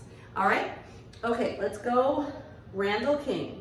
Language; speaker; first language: English; native; English